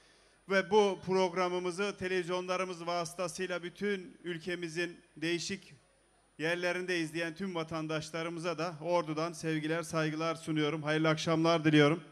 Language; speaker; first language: Turkish; native; Turkish